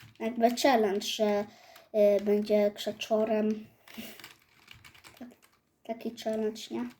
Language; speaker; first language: Polish; native; Polish